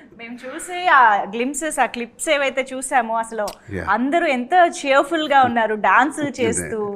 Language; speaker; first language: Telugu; native; Telugu